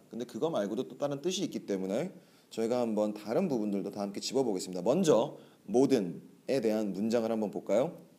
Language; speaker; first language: Korean; native; Korean